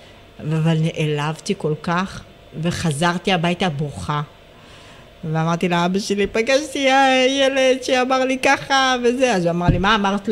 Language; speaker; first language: Hebrew; early bilingual, other home language; Amharic